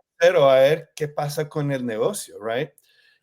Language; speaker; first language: Spanish; early bilingual, heritage; Spanish